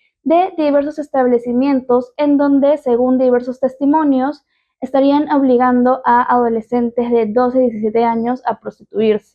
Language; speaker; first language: Spanish; native; Spanish